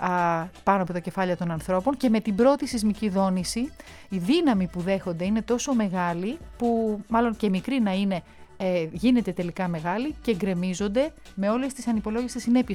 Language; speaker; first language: Greek; native; Greek